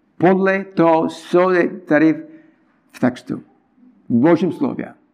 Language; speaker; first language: Czech; non-native, learner; English